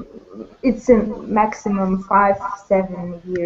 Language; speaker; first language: English; non-native, learner; Russian